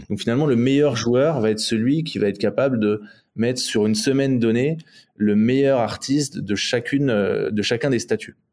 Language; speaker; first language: French; native; French